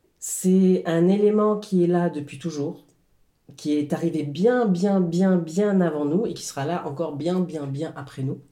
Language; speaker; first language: French; early bilingual, other home language; Arabic